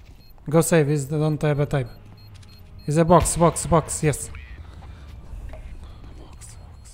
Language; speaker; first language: English; non-native, learner; Portuguese